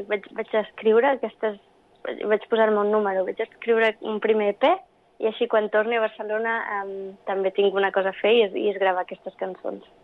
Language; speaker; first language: Catalan; early bilingual, other home language; English